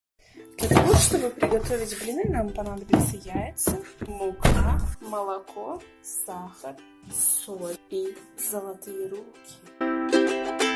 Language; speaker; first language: Russian; native; Russian